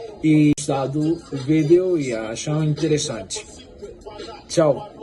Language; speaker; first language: Portuguese; non-native, fluent; Spanish